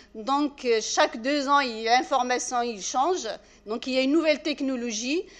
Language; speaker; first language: French; non-native, local second language; Arabic